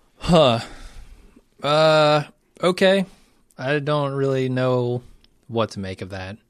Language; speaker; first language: English; native; English